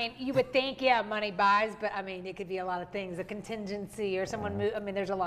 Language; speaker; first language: English; native; English